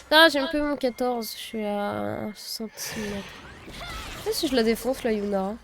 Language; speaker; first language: French; native; French